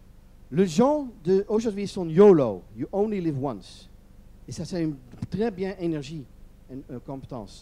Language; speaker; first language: French; non-native, learner; Dutch